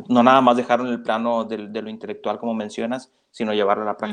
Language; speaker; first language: Spanish; native; Spanish